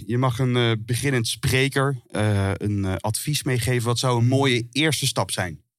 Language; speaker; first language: Dutch; native; Dutch